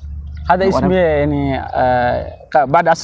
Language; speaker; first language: Arabic; non-native, learner; Indonesian